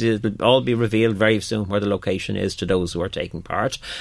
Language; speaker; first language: English; native; English